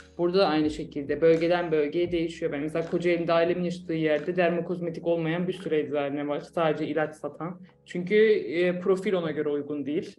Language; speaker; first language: Turkish; native; Turkish